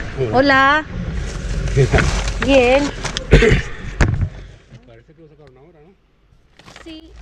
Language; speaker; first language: Spanish; non-native, learner; Filipino